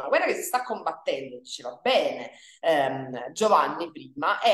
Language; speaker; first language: Italian; native; Italian